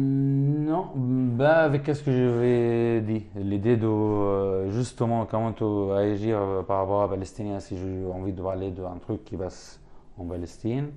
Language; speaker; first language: French; non-native, fluent; Arabic